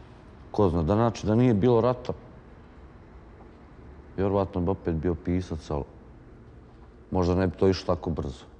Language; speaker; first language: Croatian; native; Croatian